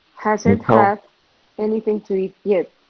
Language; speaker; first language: English; non-native, learner; Spanish